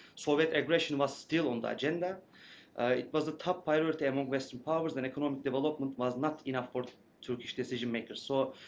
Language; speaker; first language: English; non-native, fluent; Turkish